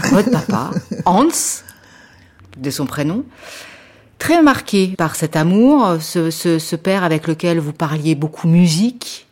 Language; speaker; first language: French; native; French